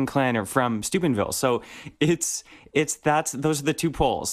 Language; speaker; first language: English; native; English